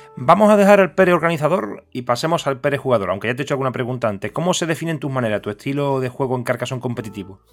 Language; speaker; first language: Spanish; native; Spanish